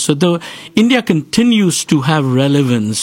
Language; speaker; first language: English; non-native, local second language; Gujarati